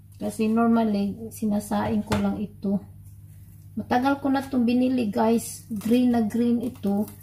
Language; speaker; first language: Filipino; non-native, local second language; Cebuano